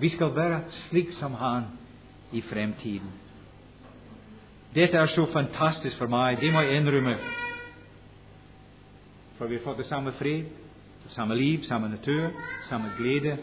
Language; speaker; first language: Norwegian; non-native, fluent; English